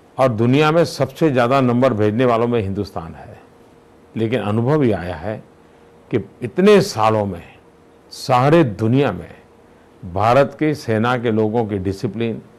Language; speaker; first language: Hindi; non-native, local second language; Gujarati